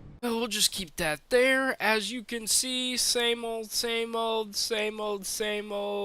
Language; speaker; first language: English; native; English